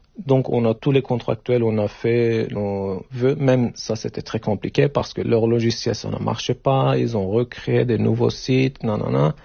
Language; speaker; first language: French; non-native, learner; Turkish